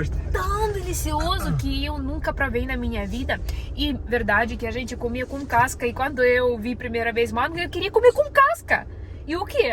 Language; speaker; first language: Portuguese; non-native, learner; Russian